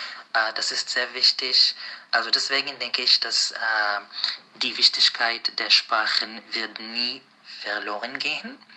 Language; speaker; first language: German; non-native, fluent; Arabic